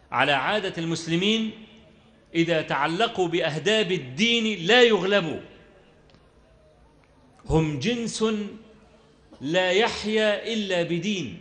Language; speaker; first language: Arabic; native; Arabic